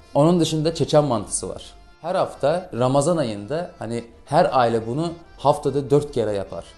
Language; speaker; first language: Turkish; non-native, fluent; Russian